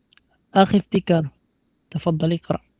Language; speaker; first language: Arabic; non-native, fluent; Filipino